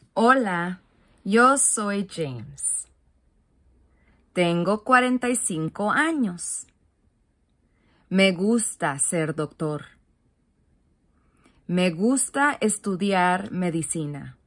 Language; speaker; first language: Spanish; non-native, learner; English